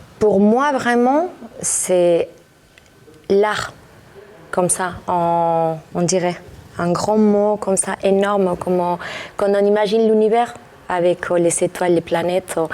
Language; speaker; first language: French; non-native, fluent; Spanish